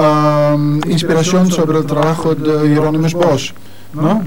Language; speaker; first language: Spanish; non-native, learner; Dutch